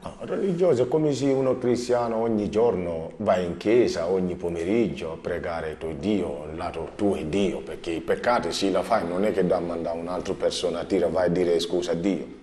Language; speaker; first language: Italian; non-native, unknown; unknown